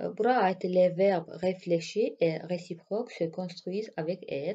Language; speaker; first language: French; non-native, fluent; Azerbaijani